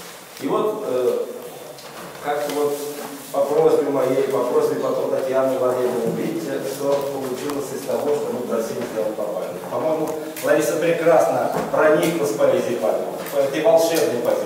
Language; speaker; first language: Russian; native; Russian